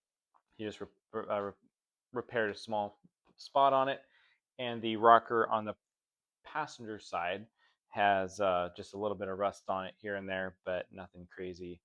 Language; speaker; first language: English; native; English